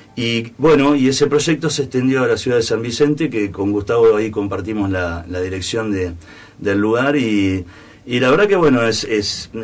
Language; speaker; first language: Spanish; native; Spanish